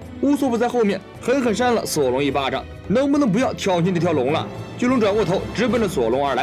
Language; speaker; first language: Chinese; native; Chinese